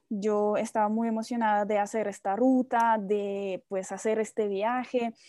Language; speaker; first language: Spanish; non-native, fluent; Russian